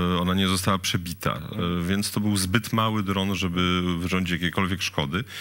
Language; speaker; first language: Polish; native; Polish